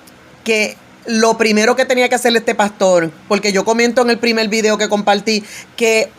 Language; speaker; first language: Spanish; native; Spanish